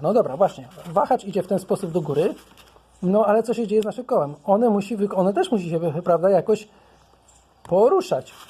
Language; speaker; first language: Polish; native; Polish